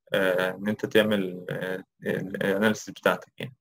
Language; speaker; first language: Arabic; native; Arabic